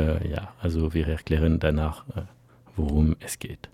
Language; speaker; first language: German; non-native, fluent; French